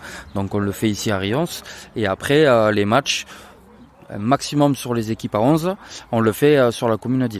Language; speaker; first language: French; native; French